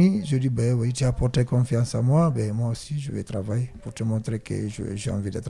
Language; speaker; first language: French; non-native, learner; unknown